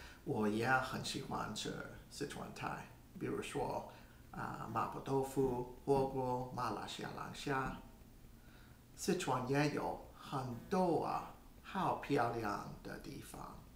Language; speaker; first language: Chinese; non-native, learner; English